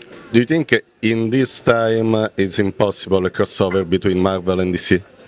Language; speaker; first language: English; non-native, learner; Italian